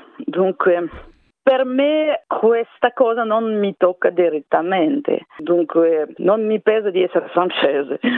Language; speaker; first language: Italian; non-native, fluent; Russian